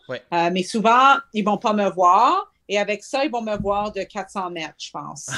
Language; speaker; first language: French; native; French